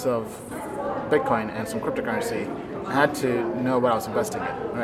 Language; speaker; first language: English; native; English